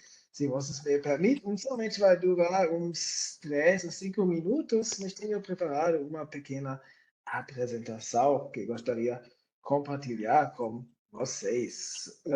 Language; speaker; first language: Portuguese; non-native, fluent; German